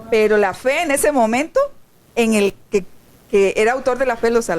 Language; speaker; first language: Spanish; native; Spanish